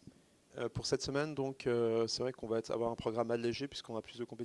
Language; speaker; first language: French; native; French